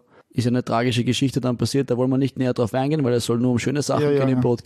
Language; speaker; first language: German; native; German